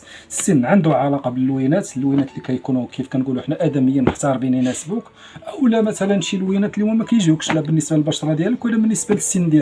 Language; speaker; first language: Arabic; native; Arabic